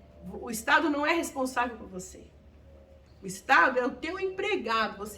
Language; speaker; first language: Portuguese; native; Portuguese